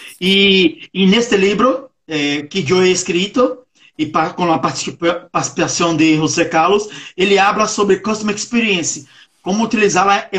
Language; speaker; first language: Portuguese; non-native, learner; Spanish